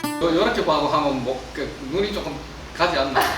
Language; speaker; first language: Korean; native; Korean